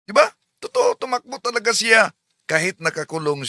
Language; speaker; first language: Filipino; native; Filipino